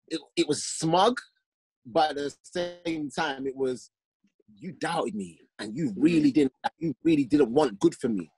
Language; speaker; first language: English; native; English